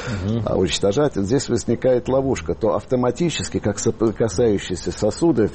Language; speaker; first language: Russian; native; Russian